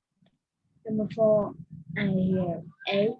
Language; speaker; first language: English; non-native, learner; Vietnamese